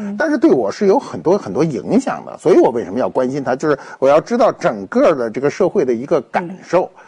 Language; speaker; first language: Chinese; native; Chinese